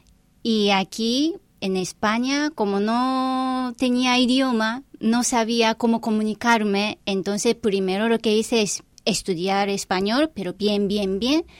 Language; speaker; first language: Spanish; non-native, fluent; Japanese